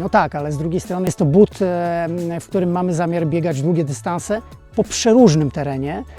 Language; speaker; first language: Polish; native; Polish